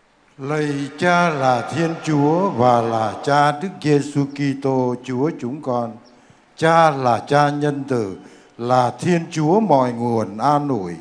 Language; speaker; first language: Vietnamese; native; Vietnamese